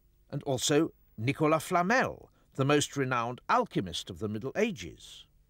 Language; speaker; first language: English; native; English